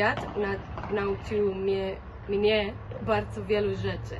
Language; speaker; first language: Polish; non-native, fluent; Spanish